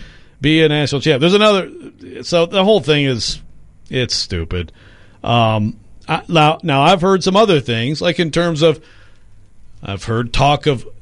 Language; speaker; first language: English; native; English